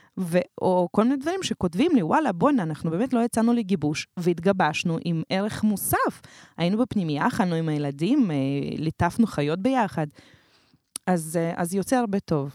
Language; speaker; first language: Hebrew; non-native, fluent; Russian